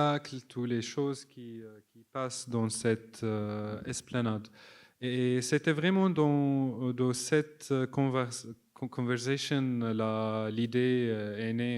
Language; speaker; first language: French; non-native, fluent; Arabic